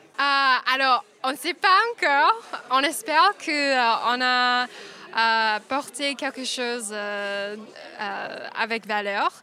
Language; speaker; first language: French; non-native, fluent; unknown